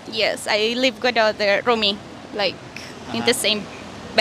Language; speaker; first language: English; non-native, learner; Spanish